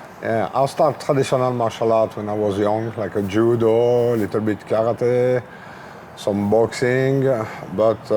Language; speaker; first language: English; non-native, learner; French